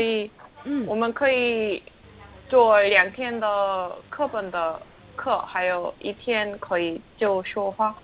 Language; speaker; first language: Chinese; non-native, learner; Korean